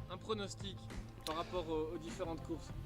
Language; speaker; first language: French; native; French